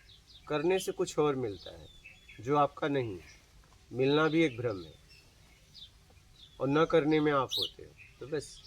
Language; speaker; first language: Hindi; native; Hindi